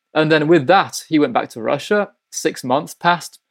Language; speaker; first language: English; native; English